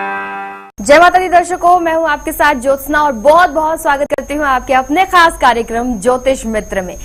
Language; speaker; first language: Hindi; native; Hindi